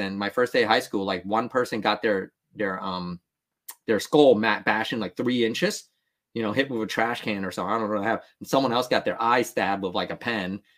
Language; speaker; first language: English; early bilingual, other home language; Vietnamese